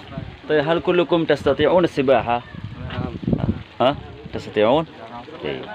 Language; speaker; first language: Arabic; non-native, fluent; Indonesian